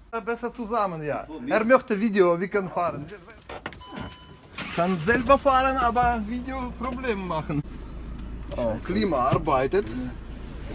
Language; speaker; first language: German; non-native, learner; Ukrainian